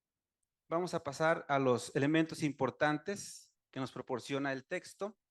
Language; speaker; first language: Spanish; native; Spanish